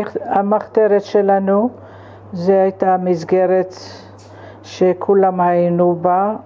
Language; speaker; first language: Hebrew; non-native, fluent; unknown